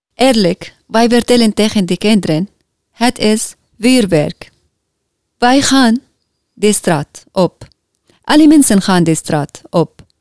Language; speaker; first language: Dutch; non-native, learner; Arabic